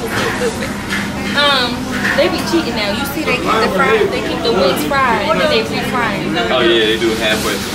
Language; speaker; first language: English; native; English